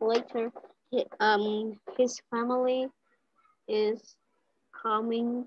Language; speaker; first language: English; non-native, learner; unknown